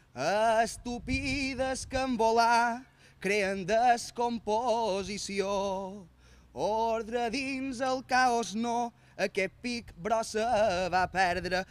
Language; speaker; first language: Catalan; native; Catalan